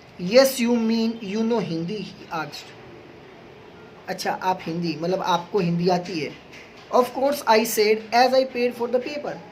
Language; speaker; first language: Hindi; native; Hindi